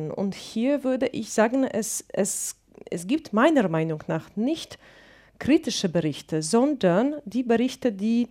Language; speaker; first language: German; non-native, fluent; Polish